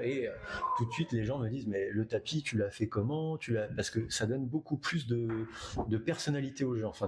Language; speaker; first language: French; native; French